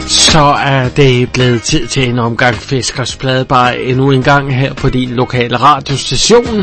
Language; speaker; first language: Danish; native; Danish